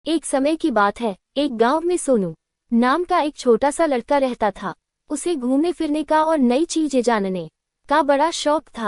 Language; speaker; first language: Hindi; native; Hindi